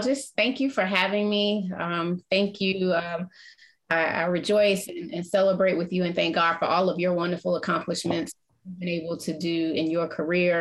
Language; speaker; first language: English; native; English